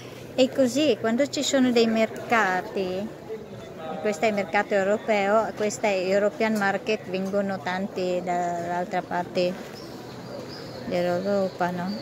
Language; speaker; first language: Italian; non-native, fluent; Filipino